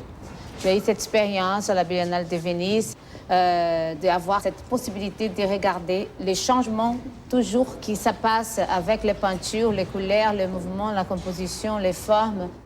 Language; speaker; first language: French; non-native, fluent; Portuguese